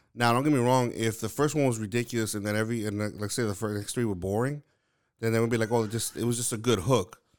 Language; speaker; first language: English; native; English